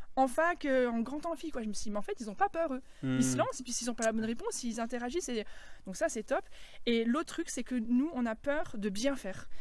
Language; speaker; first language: French; native; French